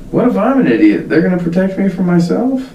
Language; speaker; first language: English; native; English